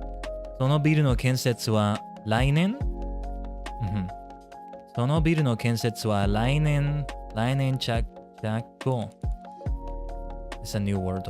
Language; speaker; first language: Japanese; non-native, learner; English